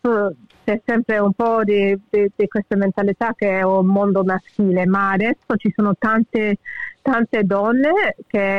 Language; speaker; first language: Italian; early bilingual, heritage; English